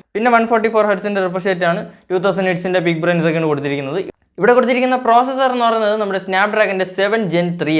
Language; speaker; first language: Malayalam; native; Malayalam